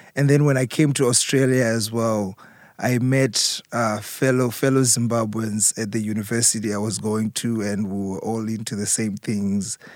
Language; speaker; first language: English; non-native, local second language; Shona